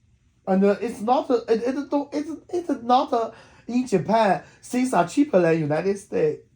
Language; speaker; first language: English; non-native, learner; Chinese